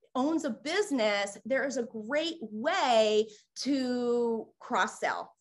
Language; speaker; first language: English; native; English